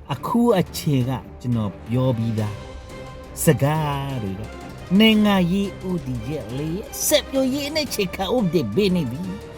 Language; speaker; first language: Burmese; non-native, local second language; S'gaw Karen